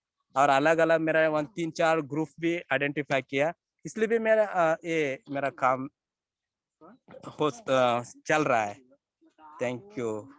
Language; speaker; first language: Hindi; non-native, local second language; Kannada